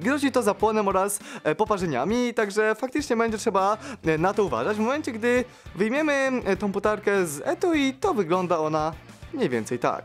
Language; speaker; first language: Polish; native; Polish